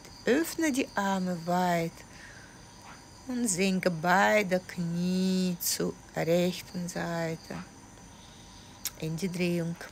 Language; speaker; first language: German; non-native, fluent; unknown